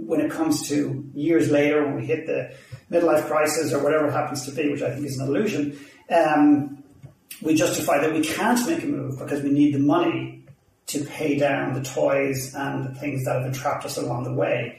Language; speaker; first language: English; native; English